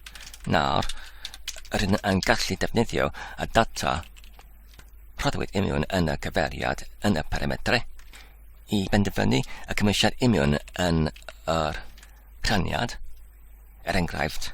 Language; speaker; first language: Welsh; non-native, learner; English